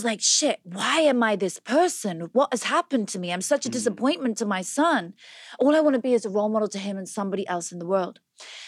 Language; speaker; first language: English; native; English